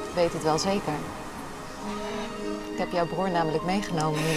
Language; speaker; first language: Dutch; native; Dutch